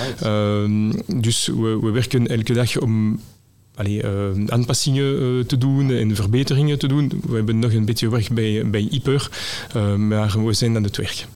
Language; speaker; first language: Dutch; non-native, local second language; French